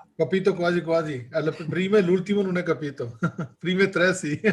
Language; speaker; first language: Italian; non-native, learner; Hindi